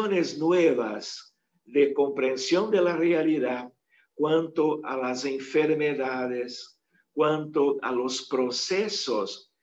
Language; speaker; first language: Spanish; non-native, fluent; Portuguese